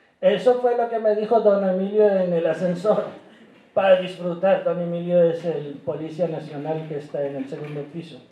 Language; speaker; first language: Spanish; non-native, fluent; Urdu